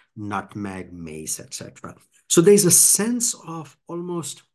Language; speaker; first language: English; non-native, local second language; Bangla